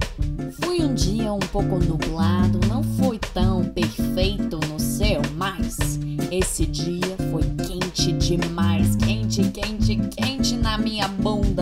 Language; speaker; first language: Portuguese; non-native, learner; English